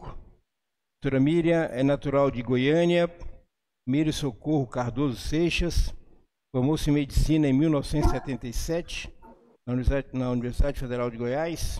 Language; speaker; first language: Portuguese; native; Portuguese